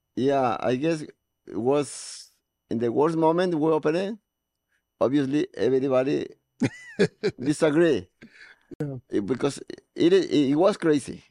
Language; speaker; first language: English; non-native, learner; Spanish